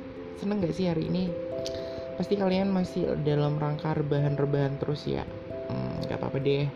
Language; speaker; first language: Indonesian; native; Indonesian